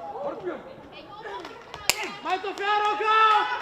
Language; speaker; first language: Icelandic; non-native, learner; Swedish